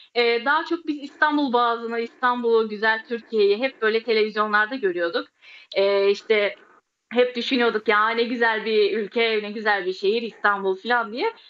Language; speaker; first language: Turkish; early bilingual, other home language; Azerbaijani